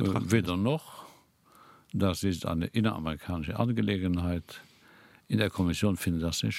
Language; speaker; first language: German; non-native, local second language; Luxembourgish